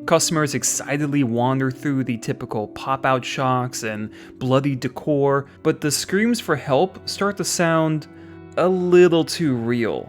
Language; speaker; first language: English; native; English